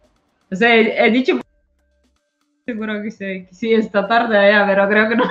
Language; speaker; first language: Spanish; non-native, fluent; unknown